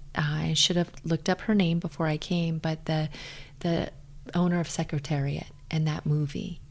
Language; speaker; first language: English; native; English